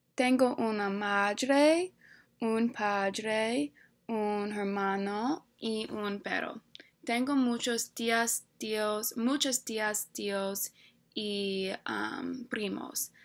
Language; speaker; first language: Spanish; non-native, learner; English